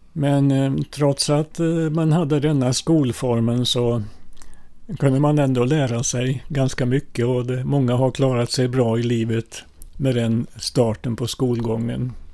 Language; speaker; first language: Swedish; early bilingual, other home language; Finnish